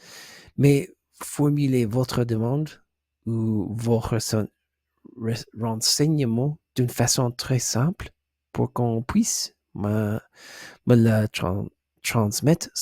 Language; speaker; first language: French; non-native, learner; English